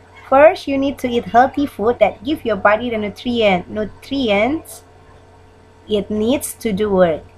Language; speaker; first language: English; non-native, fluent; Indonesian